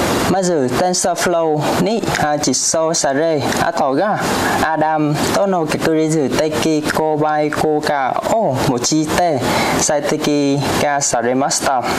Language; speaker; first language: Japanese; non-native, learner; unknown